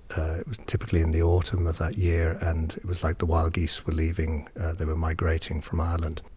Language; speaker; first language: English; native; English